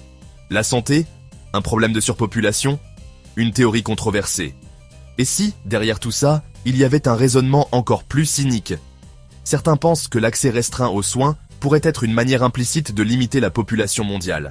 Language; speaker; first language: French; native; French